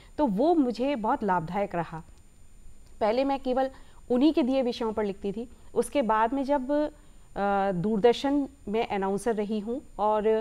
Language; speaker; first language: Hindi; native; Hindi